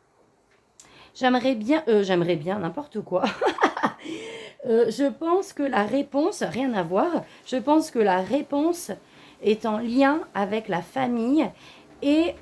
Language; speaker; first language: French; native; French